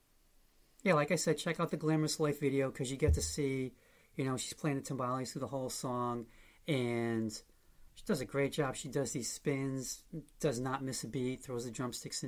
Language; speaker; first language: English; native; English